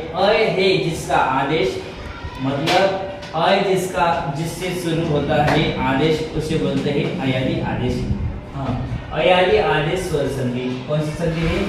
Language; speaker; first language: Hindi; non-native, local second language; Marathi